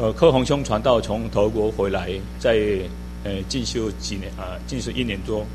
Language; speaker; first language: Chinese; non-native, fluent; Korean